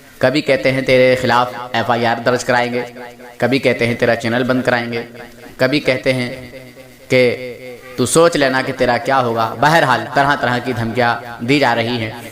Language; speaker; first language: Urdu; native; Urdu